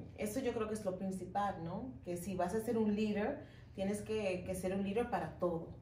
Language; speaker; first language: Spanish; early bilingual, heritage; Spanish